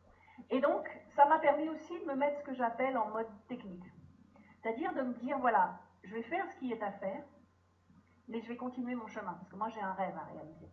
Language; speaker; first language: French; native; French